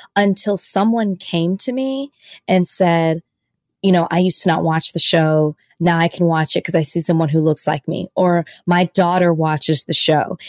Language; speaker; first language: English; native; English